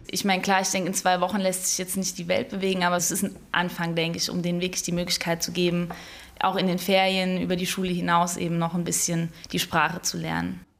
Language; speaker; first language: German; native; German